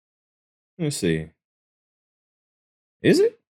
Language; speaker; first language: English; native; English